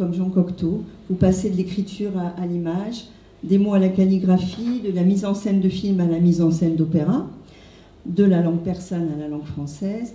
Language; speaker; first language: French; native; French